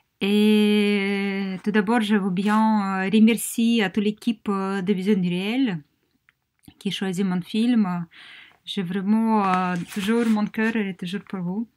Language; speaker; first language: French; non-native, fluent; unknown